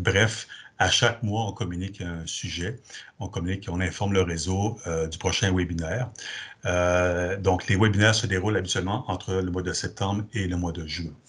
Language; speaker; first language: French; native; French